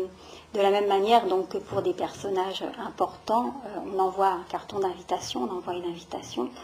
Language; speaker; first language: French; native; French